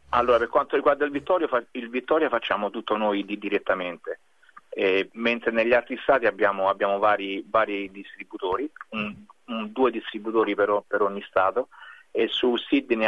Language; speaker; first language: Italian; native; Italian